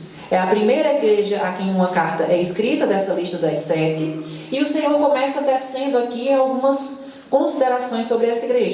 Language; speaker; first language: Portuguese; native; Portuguese